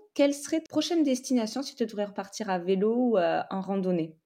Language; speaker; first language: French; native; French